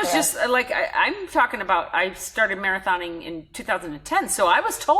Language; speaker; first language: English; native; English